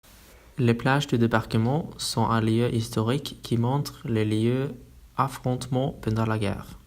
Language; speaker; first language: French; non-native, learner; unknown